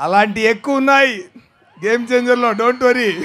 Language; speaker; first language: Telugu; non-native, learner; Tamil